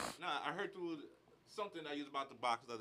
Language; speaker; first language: English; native; English